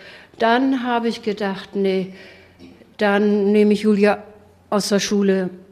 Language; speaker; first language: German; native; German